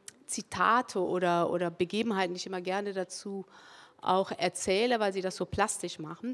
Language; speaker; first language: German; early bilingual, other home language; Spanish